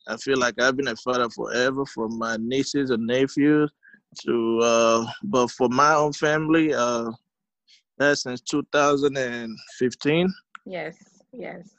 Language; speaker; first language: English; non-native, local second language; Igbo